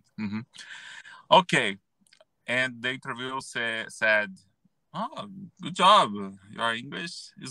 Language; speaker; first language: English; non-native, learner; Portuguese